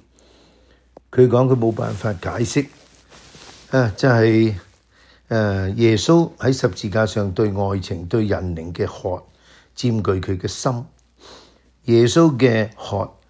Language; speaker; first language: Chinese; non-native, local second language; Cantonese